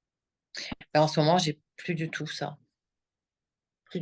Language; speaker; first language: French; native; French